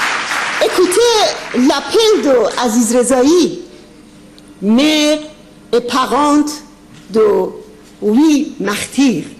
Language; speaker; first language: French; non-native, fluent; Persian